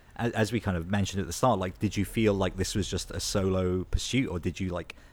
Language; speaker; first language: English; native; English